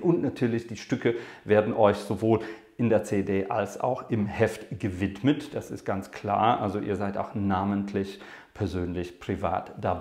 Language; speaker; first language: German; non-native, fluent; English